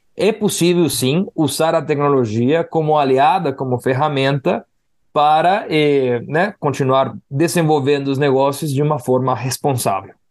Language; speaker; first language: Portuguese; non-native, fluent; Spanish